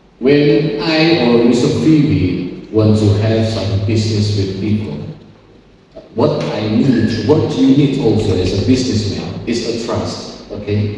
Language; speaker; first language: English; non-native, fluent; Indonesian